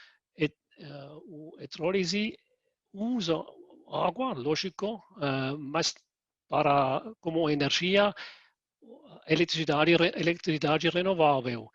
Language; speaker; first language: Portuguese; non-native, fluent; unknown